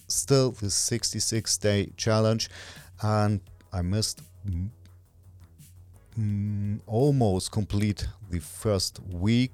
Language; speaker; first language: English; non-native, learner; German